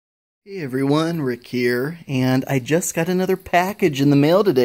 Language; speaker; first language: English; native; English